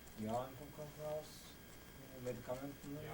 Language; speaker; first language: German; non-native, learner; Korean